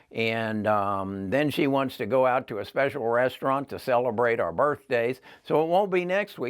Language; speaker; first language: English; native; English